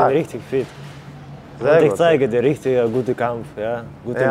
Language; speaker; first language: German; non-native, learner; Russian